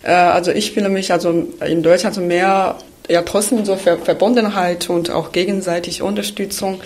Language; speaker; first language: German; non-native, fluent; Chinese